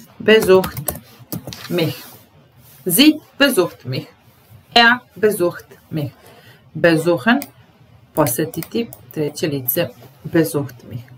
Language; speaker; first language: German; non-native, fluent; Serbian